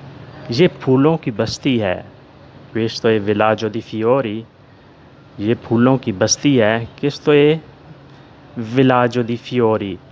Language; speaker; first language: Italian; non-native, learner; Urdu